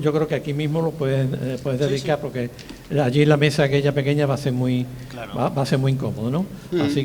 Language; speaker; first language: Spanish; native; Spanish